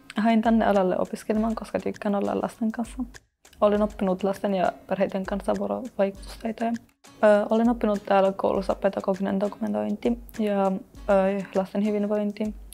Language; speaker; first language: Finnish; non-native, learner; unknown